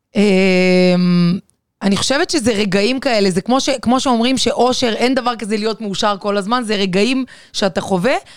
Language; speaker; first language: Hebrew; non-native, fluent; Russian